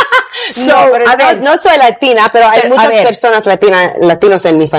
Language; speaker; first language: Spanish; non-native, learner; English